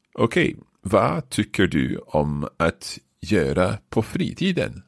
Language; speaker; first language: Swedish; non-native, learner; English